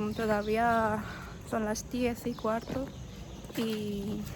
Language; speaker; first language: Spanish; non-native, fluent; Persian